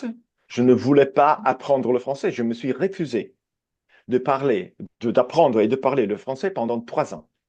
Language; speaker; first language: French; non-native, fluent; Italian